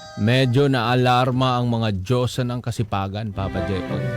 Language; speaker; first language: Filipino; non-native, local second language; Cebuano